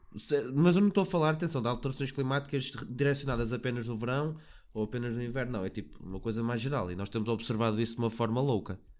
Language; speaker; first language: Portuguese; native; Portuguese